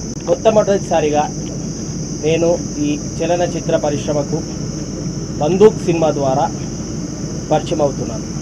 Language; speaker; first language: Telugu; native; Telugu